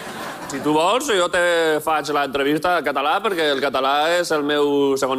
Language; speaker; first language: Catalan; non-native, local second language; Spanish